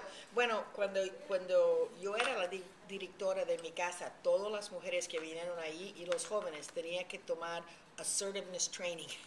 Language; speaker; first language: Spanish; early bilingual, heritage; Spanish